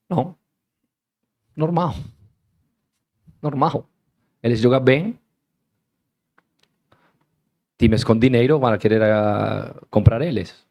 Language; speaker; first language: Portuguese; non-native, learner; Spanish